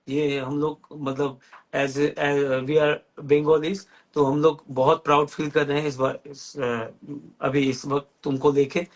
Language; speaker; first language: Hindi; non-native, local second language; Bangla